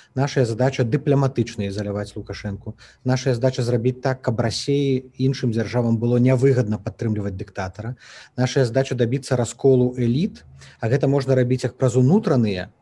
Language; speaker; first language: Belarusian; native; Belarusian